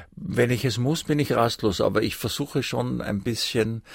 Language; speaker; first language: German; native; German